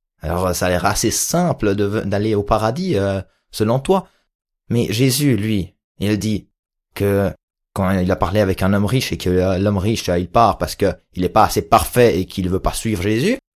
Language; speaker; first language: French; native; French